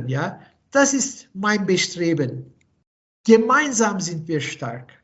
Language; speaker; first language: German; non-native, fluent; Turkish